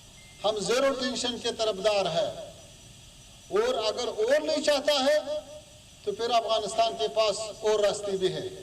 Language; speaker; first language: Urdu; non-native, fluent; Pashto